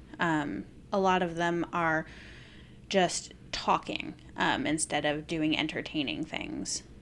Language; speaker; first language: English; native; English